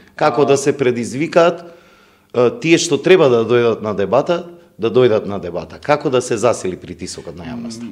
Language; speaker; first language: Macedonian; native; Macedonian